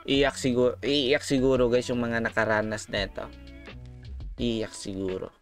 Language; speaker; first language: Filipino; non-native, local second language; Cebuano